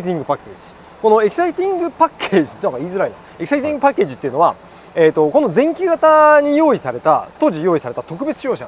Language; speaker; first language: Japanese; native; Japanese